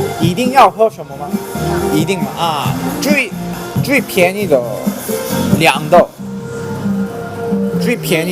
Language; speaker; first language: Chinese; non-native, learner; Korean